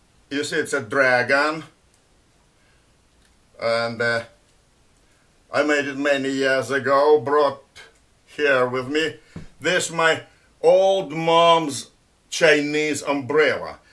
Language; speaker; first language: English; non-native, fluent; Ukrainian